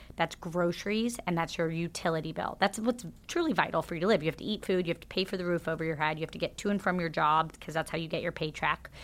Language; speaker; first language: English; native; English